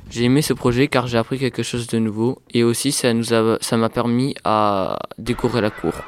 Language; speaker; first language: French; native; French